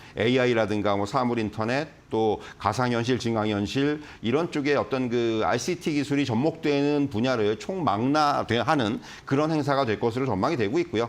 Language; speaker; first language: Korean; native; Korean